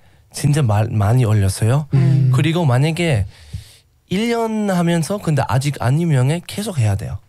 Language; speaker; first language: Korean; non-native, learner; English